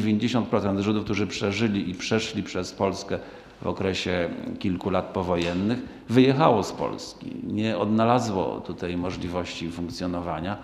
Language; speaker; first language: Polish; native; Polish